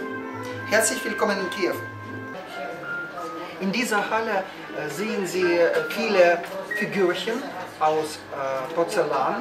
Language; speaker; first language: German; non-native, fluent; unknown